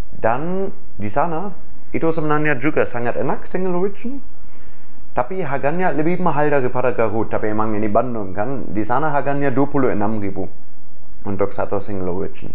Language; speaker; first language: Indonesian; non-native, fluent; German